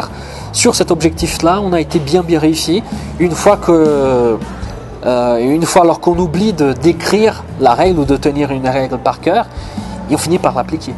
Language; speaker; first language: French; non-native, fluent; Portuguese